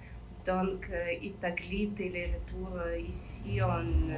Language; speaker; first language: French; non-native, learner; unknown